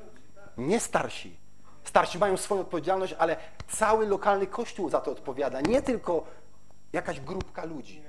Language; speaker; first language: Polish; native; Polish